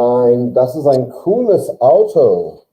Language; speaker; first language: German; non-native, fluent; English